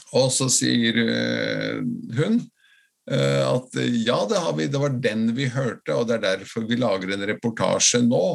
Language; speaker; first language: Norwegian; non-native, fluent; Latvian